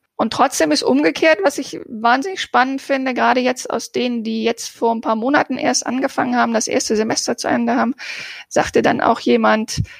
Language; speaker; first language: German; native; German